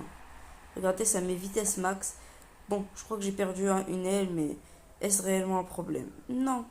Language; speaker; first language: French; native; French